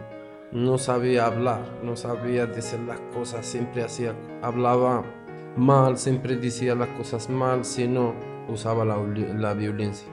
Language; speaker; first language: Spanish; non-native, fluent; Arabic